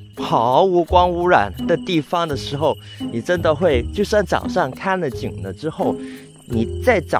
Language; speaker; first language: Chinese; non-native, local second language; Cantonese